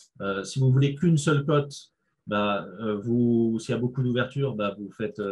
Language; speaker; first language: French; native; French